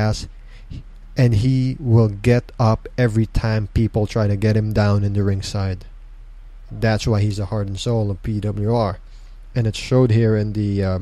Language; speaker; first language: English; non-native, local second language; Filipino